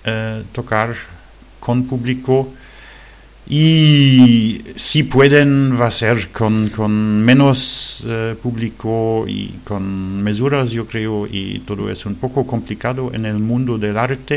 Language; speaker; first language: Spanish; non-native, fluent; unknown